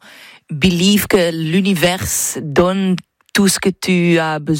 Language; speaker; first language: French; non-native, learner; English